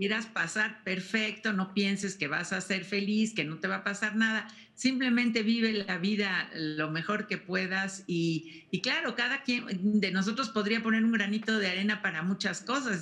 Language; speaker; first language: Spanish; native; Spanish